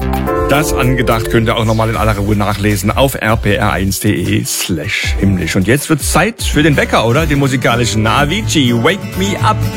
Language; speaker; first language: German; native; German